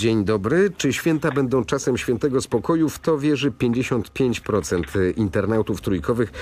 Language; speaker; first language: Polish; native; Polish